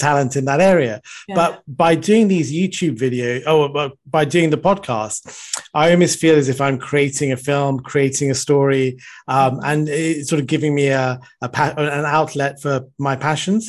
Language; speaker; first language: English; non-native, local second language; Sinhala